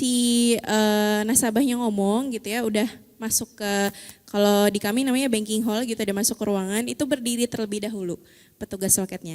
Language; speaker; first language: Indonesian; native; Indonesian